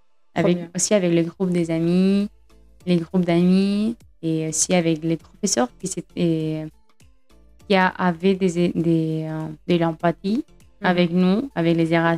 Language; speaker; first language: French; non-native, fluent; Spanish